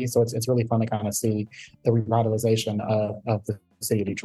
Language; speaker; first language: English; native; English